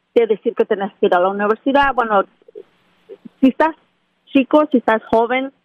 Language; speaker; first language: Spanish; native; Spanish